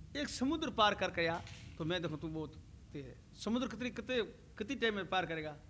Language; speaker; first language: Hindi; non-native, local second language; Rajasthani